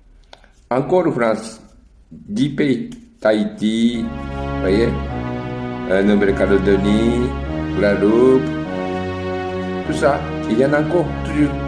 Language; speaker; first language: French; non-native, learner; Japanese